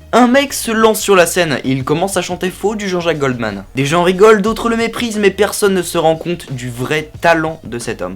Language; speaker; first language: French; native; French